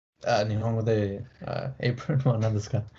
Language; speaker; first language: Japanese; non-native, learner; English